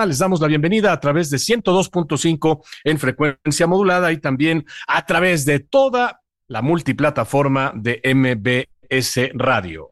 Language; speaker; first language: Spanish; native; Spanish